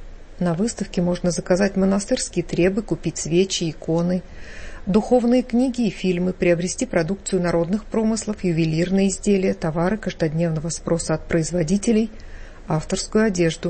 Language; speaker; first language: Russian; native; Russian